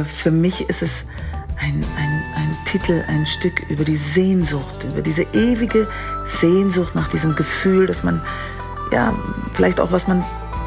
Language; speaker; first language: German; native; German